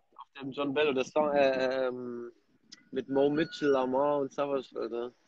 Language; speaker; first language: German; early bilingual, other home language; Polish